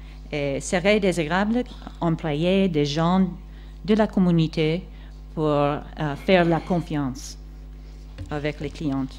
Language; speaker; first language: French; non-native, fluent; English